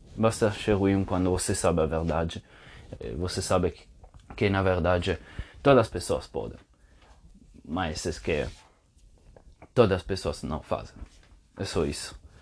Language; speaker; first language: Portuguese; non-native, fluent; Italian